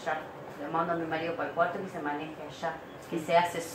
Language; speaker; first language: Spanish; native; Spanish